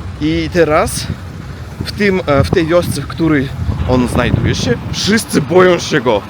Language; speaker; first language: Polish; non-native, learner; Russian